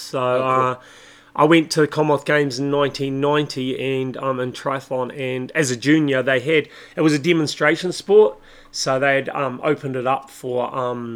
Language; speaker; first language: English; native; English